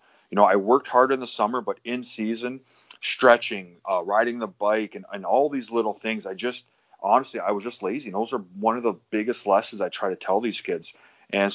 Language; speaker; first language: English; native; English